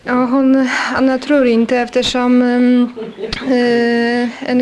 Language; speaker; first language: Swedish; non-native, fluent; Polish